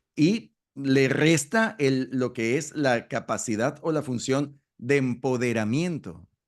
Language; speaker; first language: Spanish; native; Spanish